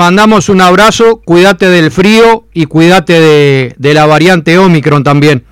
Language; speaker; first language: Spanish; native; Spanish